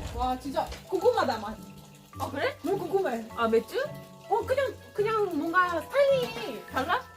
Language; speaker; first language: Korean; non-native, learner; Czech